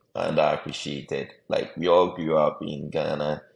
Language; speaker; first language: English; non-native, local second language; Akan